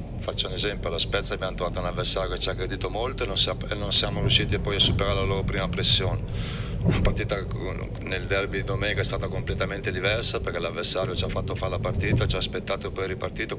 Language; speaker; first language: Italian; native; Italian